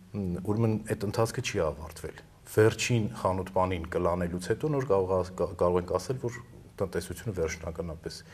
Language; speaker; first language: Armenian; native; Armenian